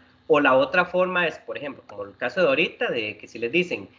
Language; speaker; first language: Spanish; native; Spanish